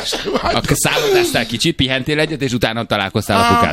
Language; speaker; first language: Hungarian; native; Hungarian